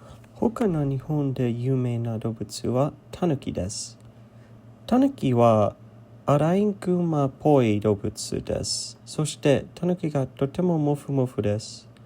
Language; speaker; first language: Japanese; non-native, learner; English